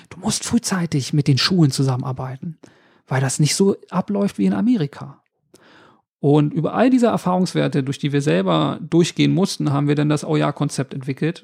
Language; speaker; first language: German; native; German